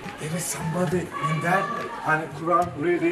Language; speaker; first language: English; non-native, learner; Turkish